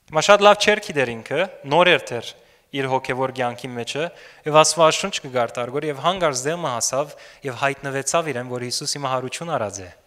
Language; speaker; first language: Armenian; early bilingual, heritage; Armenian